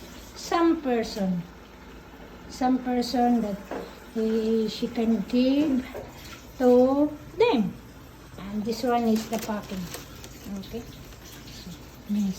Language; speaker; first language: English; non-native, learner; Filipino